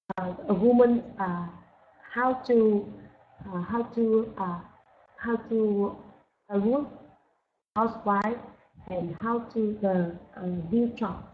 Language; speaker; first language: English; non-native, learner; Vietnamese